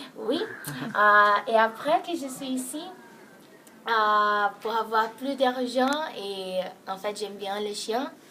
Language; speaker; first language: French; non-native, learner; Portuguese